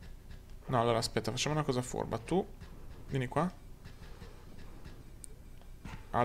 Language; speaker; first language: Italian; native; Italian